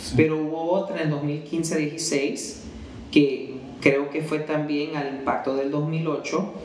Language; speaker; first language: Spanish; early bilingual, heritage; Spanish